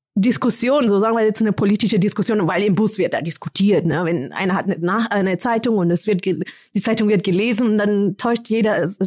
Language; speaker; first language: German; non-native, fluent; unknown